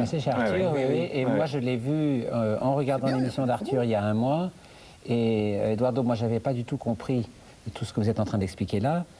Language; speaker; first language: French; native; French